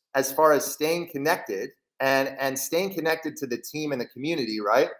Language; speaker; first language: English; native; English